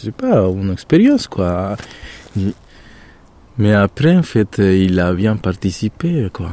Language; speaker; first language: French; non-native, fluent; Spanish